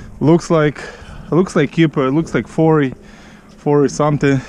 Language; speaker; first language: English; non-native, learner; Ukrainian